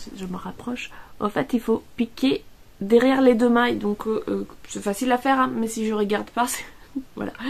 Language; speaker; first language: French; non-native, fluent; Italian